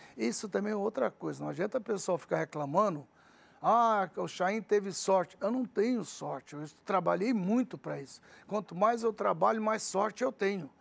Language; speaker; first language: Portuguese; early bilingual, other home language; Arabic